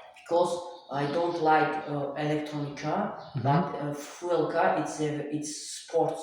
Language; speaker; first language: English; non-native, learner; Tajik